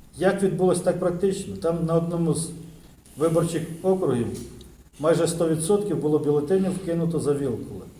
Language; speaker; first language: Ukrainian; native; Ukrainian